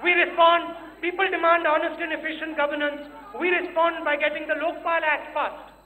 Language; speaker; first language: English; non-native, local second language; Hindi